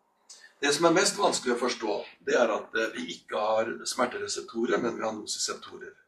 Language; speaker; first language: Norwegian; native; Norwegian